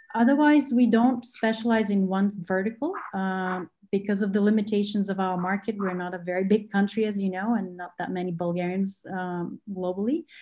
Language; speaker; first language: English; non-native, fluent; Bulgarian